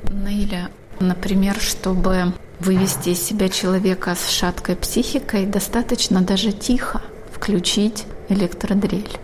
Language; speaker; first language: Russian; native; Russian